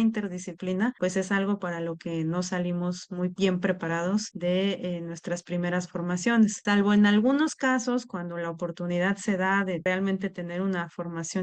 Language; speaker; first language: Spanish; native; Spanish